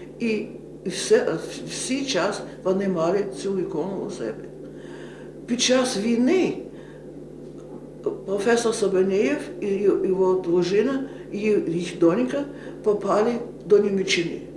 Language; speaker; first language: Ukrainian; early bilingual, heritage; Ukrainian